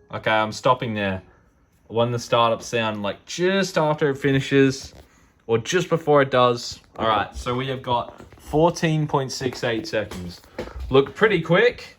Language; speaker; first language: English; native; English